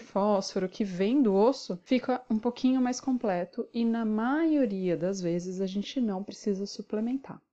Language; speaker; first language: Portuguese; native; Portuguese